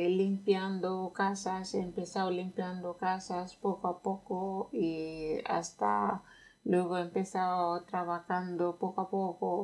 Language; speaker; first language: Spanish; non-native, fluent; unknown